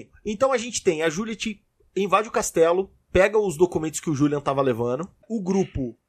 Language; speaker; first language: Portuguese; native; Portuguese